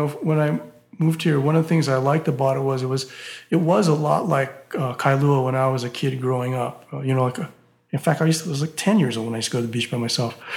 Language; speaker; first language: English; native; English